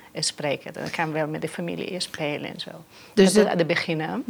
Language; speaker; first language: Dutch; non-native, learner; Spanish